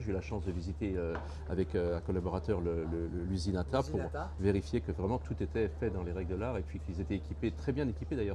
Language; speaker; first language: French; native; French